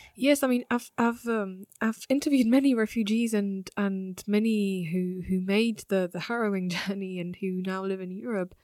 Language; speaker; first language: English; non-native, fluent; Slovak